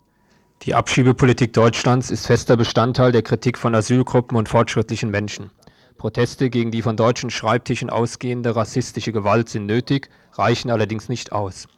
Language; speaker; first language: German; native; German